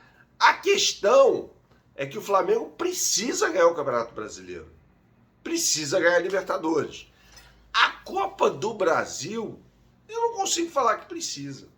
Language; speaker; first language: Portuguese; native; Portuguese